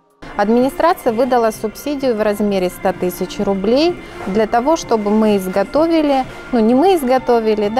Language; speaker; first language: Russian; native; Russian